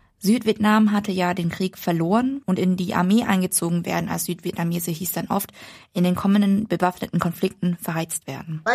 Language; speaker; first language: German; early bilingual, other home language; Vietnamese